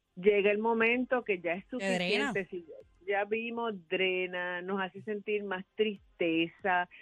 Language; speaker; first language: Spanish; native; Spanish